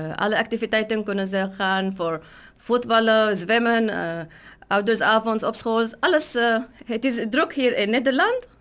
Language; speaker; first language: Dutch; non-native, learner; Arabic